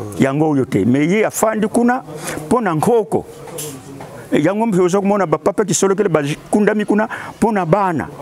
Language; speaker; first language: Lingala; non-native, local second language; Kongo